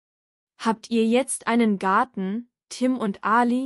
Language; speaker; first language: German; non-native, learner; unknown